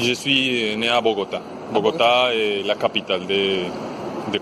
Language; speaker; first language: French; non-native, fluent; Spanish